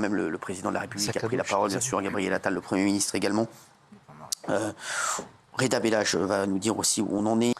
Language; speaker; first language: French; native; French